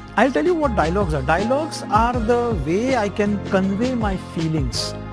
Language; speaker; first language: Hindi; non-native, local second language; Marathi